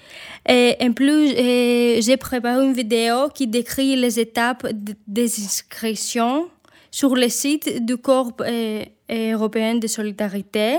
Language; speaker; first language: French; non-native, fluent; Greek